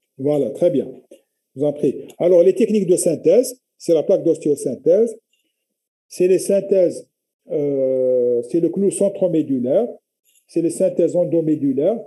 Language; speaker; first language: French; non-native, local second language; Arabic